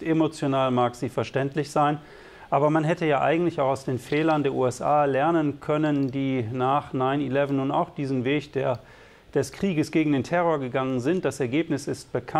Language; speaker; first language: German; native; German